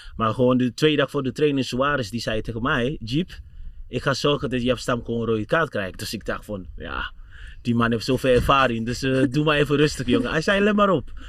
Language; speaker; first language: Dutch; non-native, fluent; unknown